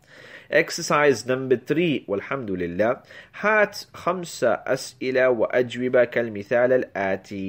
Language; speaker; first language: Arabic; non-native, fluent; English